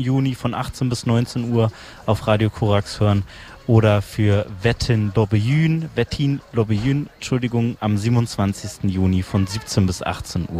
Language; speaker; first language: German; native; German